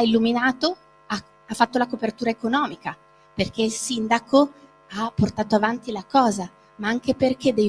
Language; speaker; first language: Italian; native; Italian